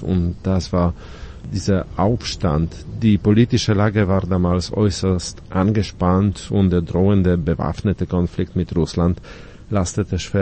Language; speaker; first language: German; non-native, fluent; Polish